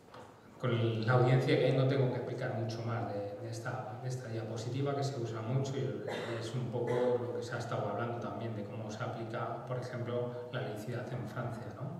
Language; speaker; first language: Spanish; native; Spanish